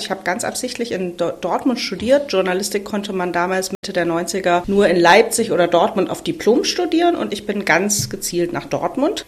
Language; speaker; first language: German; native; German